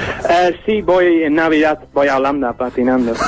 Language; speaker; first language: Spanish; non-native, learner; Dutch